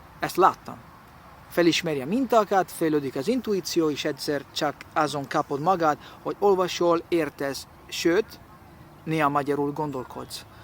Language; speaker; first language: Hungarian; non-native, learner; Italian